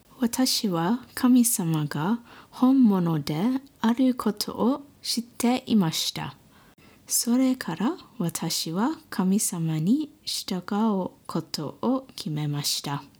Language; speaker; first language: Japanese; non-native, learner; English